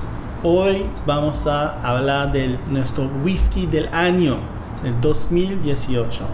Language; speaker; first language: Spanish; non-native, fluent; English